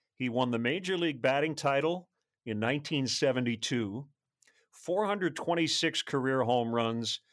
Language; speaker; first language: English; native; English